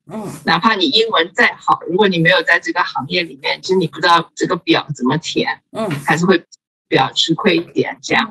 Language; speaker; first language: Chinese; native; Chinese